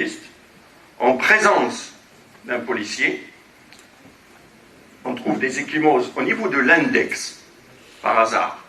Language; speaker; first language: French; non-native, local second language; Arabic